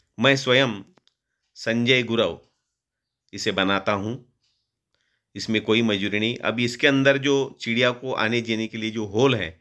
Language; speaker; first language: Hindi; non-native, local second language; Marathi